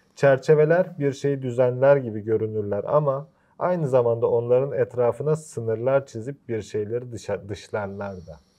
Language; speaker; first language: Turkish; native; Turkish